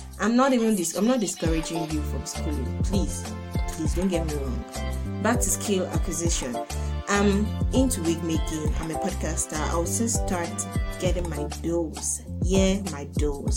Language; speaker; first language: English; non-native, local second language; Yoruba